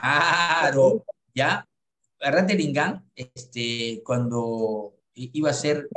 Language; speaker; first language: Spanish; native; Spanish